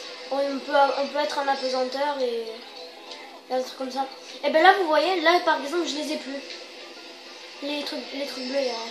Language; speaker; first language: French; native; French